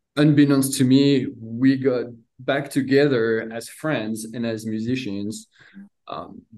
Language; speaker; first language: English; non-native, fluent; French